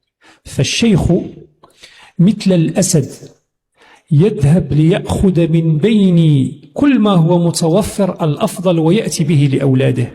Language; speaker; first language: Arabic; native; Arabic